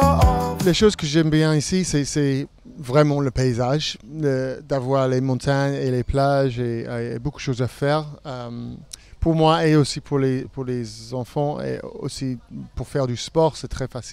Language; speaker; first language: French; non-native, fluent; English